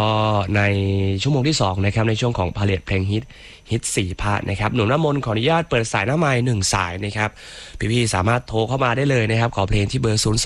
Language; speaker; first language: Thai; native; Thai